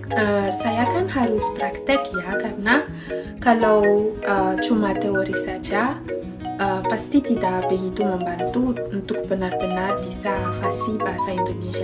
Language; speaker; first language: Indonesian; non-native, fluent; Malagasy